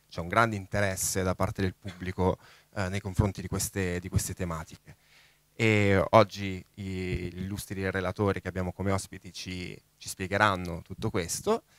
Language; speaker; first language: Italian; native; Italian